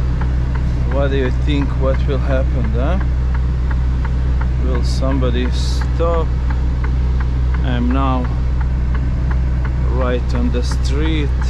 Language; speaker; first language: English; non-native, learner; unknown